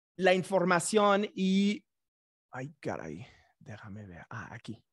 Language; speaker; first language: Spanish; non-native, fluent; English